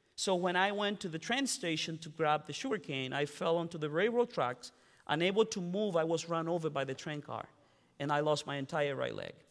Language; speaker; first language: English; non-native, fluent; Spanish